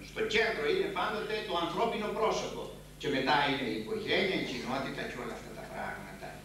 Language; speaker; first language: Greek; native; Greek